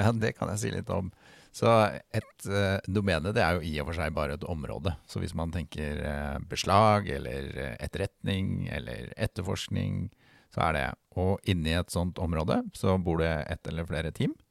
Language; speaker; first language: Norwegian; native; Norwegian